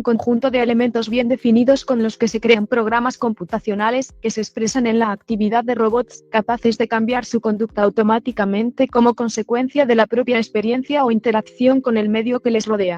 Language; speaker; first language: Spanish; native; Spanish